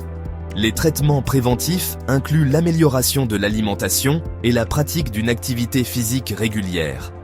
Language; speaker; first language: French; native; French